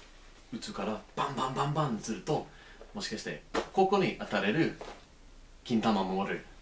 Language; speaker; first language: Japanese; non-native, learner; English